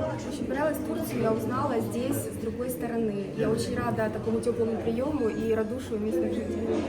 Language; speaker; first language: Russian; native; Russian